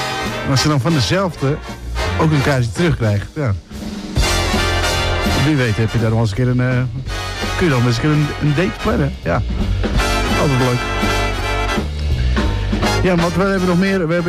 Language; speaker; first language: Dutch; native; Dutch